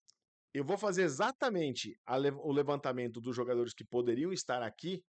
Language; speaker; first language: Portuguese; native; Portuguese